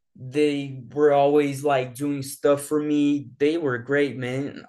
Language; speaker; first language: English; non-native, fluent; Portuguese